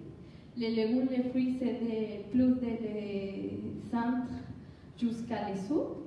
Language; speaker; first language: French; non-native, learner; Spanish